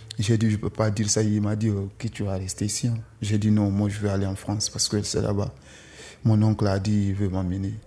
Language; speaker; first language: French; non-native, local second language; Susu